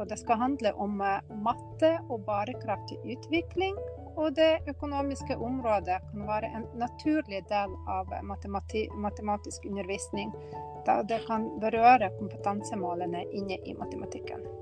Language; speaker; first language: Norwegian; non-native, fluent; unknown